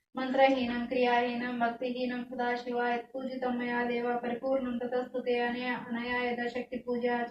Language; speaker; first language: Telugu; native; Telugu